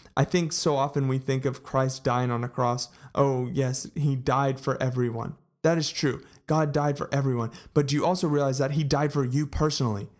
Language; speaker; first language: English; native; English